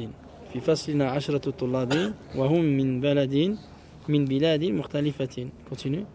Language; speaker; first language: Arabic; non-native, fluent; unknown